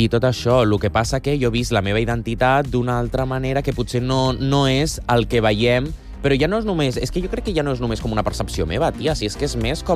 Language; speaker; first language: Catalan; non-native, local second language; Spanish